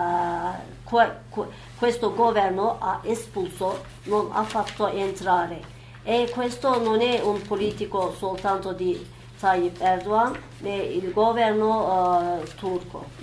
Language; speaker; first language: Italian; non-native, learner; Turkish